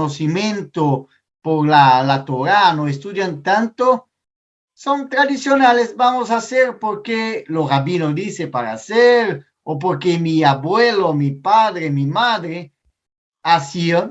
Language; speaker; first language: Spanish; non-native, fluent; Portuguese